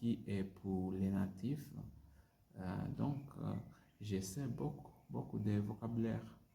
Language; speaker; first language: French; non-native, learner; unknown